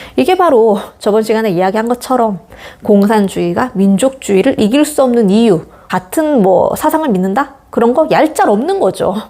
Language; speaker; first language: Korean; native; Korean